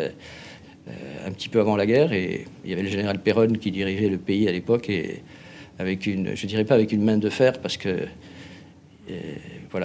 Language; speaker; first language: French; non-native, fluent; Spanish